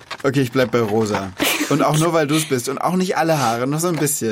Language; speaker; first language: German; native; German